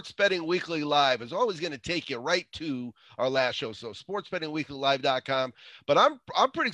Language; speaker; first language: English; native; English